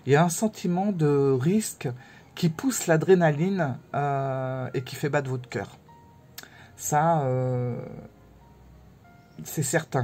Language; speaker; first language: French; native; French